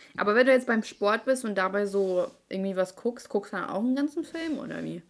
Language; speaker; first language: German; early bilingual, other home language; Ukrainian